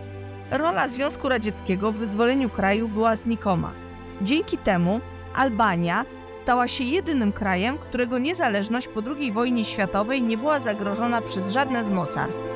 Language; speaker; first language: Polish; native; Polish